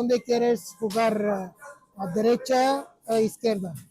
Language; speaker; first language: Spanish; non-native, learner; Bulgarian